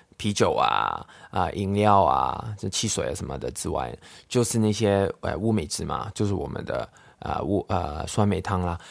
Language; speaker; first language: Chinese; non-native, local second language; Cantonese